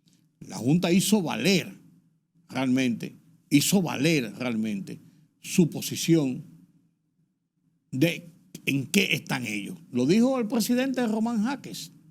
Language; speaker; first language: Spanish; native; Spanish